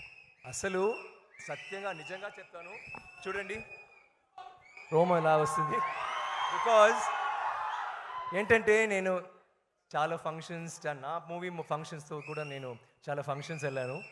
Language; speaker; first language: Telugu; non-native, learner; Tamil